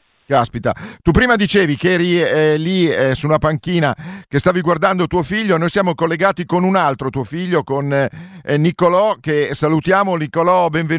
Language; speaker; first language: Italian; native; Italian